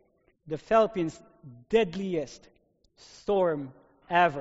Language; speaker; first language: English; non-native, local second language; Filipino